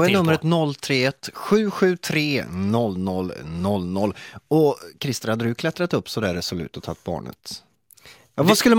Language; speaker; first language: Swedish; native; Swedish